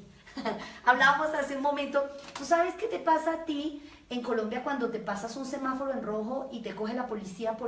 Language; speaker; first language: Spanish; native; Spanish